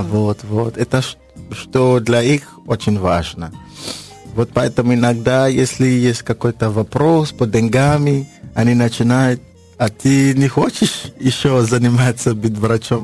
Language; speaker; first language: Russian; non-native, learner; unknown